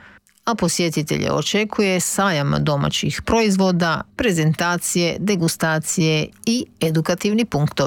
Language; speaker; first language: Croatian; native; Croatian